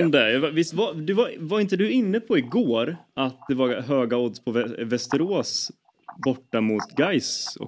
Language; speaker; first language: Swedish; native; Swedish